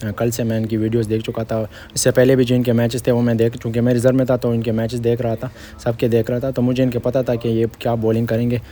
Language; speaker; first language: Urdu; non-native, local second language; Pashto